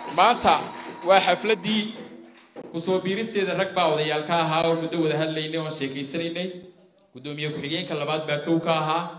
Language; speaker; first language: Somali; native; Somali